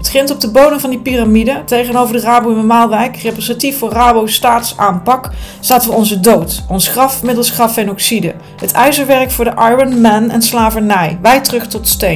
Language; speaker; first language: Dutch; native; Dutch